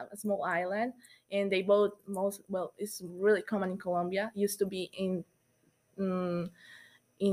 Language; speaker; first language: English; non-native, learner; Spanish